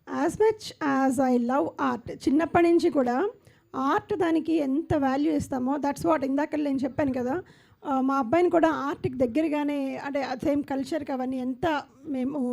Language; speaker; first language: Telugu; native; Telugu